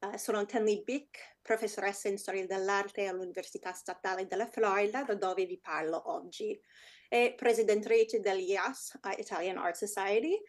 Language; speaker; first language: Italian; non-native, fluent; English